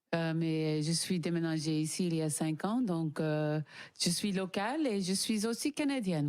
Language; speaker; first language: French; non-native, learner; English